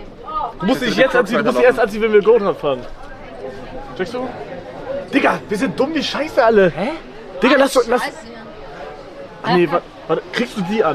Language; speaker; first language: German; native; German